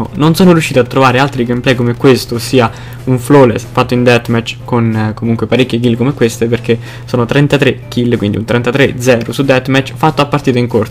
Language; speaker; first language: Italian; native; Italian